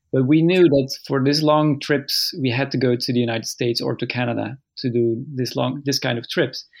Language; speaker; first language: English; non-native, fluent; Dutch